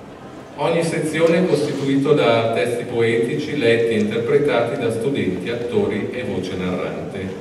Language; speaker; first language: Italian; native; Italian